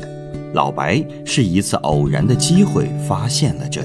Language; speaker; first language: Chinese; native; Chinese